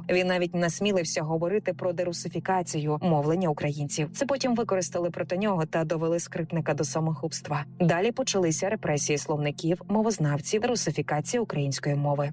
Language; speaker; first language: Ukrainian; native; Ukrainian